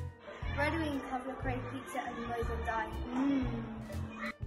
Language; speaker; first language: Welsh; non-native, local second language; English